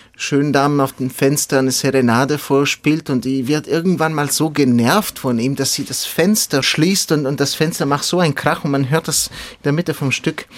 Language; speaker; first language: German; non-native, local second language; Italian